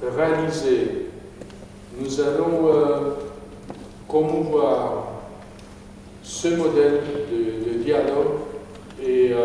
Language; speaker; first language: French; non-native, fluent; Romanian